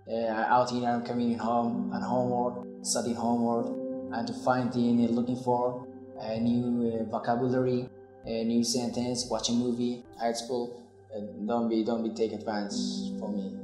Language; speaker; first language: English; non-native, learner; Central Kurdish